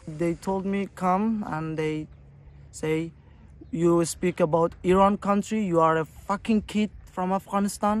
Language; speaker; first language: English; non-native, fluent; Persian